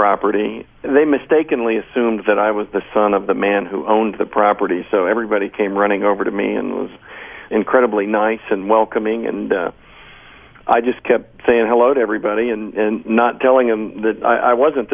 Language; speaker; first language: English; native; English